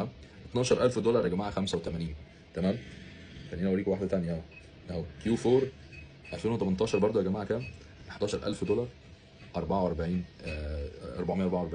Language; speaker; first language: Arabic; native; Arabic